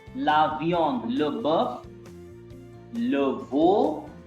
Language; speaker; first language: French; non-native, fluent; Bangla